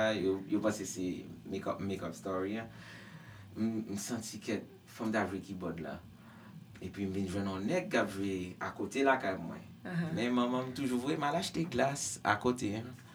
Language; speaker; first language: English; non-native, learner; Haitian Creole